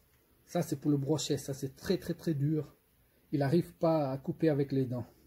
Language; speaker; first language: French; non-native, fluent; Portuguese